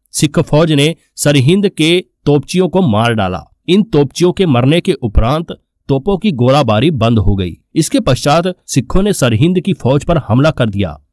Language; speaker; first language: Hindi; non-native, local second language; Punjabi